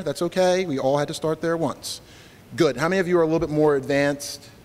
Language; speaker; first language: English; native; English